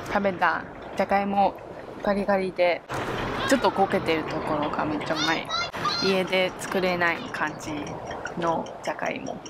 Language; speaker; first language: Japanese; non-native, fluent; Chinese